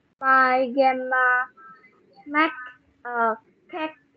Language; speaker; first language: English; non-native, learner; Vietnamese